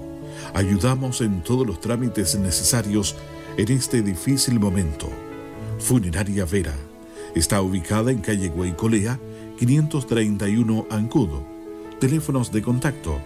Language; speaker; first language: Spanish; native; Spanish